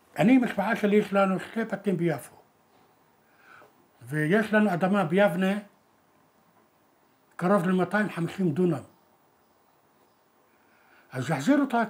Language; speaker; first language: Hebrew; non-native, local second language; Arabic